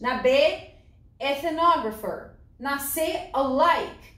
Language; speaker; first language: English; non-native, fluent; Portuguese